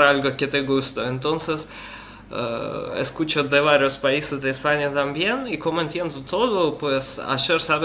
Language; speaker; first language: Spanish; non-native, learner; Russian